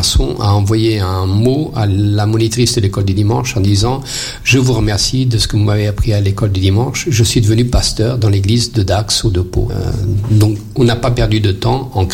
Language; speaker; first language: French; non-native, fluent; Portuguese